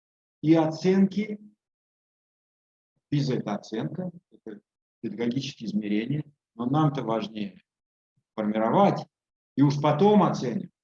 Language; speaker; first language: Russian; native; Russian